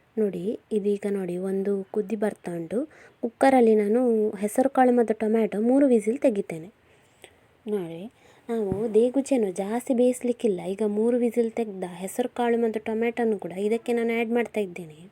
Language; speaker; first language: Kannada; non-native, local second language; Tulu